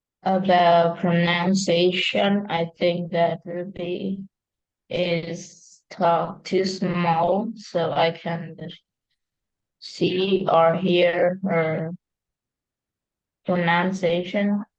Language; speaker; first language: English; non-native, learner; Vietnamese